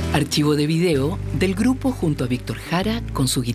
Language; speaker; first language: Spanish; native; Spanish